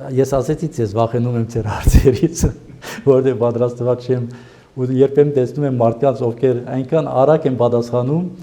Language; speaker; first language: Armenian; early bilingual, heritage; Armenian